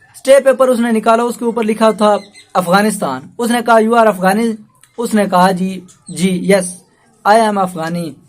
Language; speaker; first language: Urdu; non-native, local second language; Punjabi